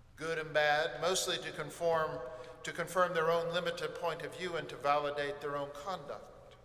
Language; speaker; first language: English; native; English